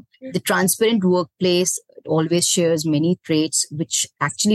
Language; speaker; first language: English; non-native, local second language; Hindi